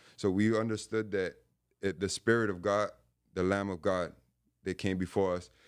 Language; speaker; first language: English; native; English